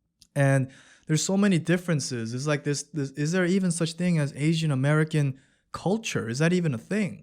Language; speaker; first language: English; early bilingual, other home language; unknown